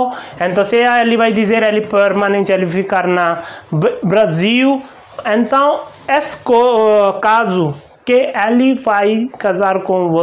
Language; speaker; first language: Portuguese; non-native, learner; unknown